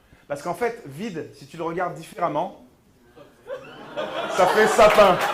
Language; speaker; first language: French; native; French